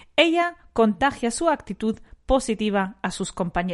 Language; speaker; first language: Spanish; native; Spanish